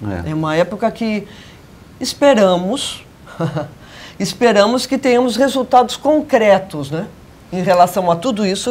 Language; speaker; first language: Portuguese; native; Portuguese